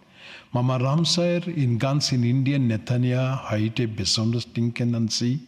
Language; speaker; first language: German; non-native, learner; Telugu